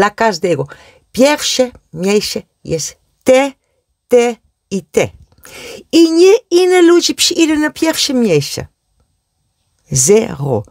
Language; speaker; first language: Polish; non-native, learner; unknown